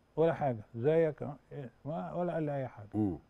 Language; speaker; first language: Arabic; native; Arabic